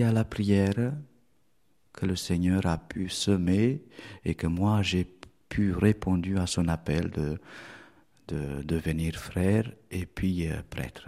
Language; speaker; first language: French; non-native, fluent; Romanian